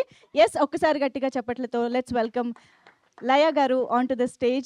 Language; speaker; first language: Telugu; native; Telugu